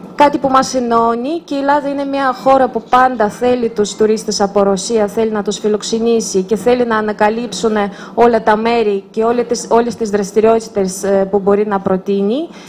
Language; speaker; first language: Greek; non-native, fluent; Russian